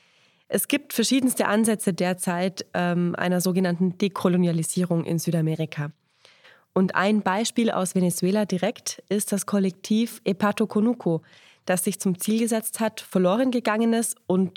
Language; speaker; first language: German; native; German